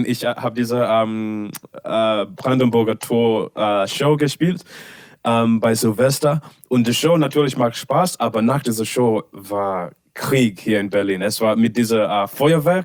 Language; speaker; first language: German; non-native, learner; English